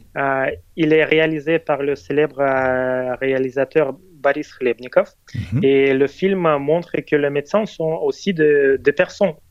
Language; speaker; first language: French; non-native, fluent; Russian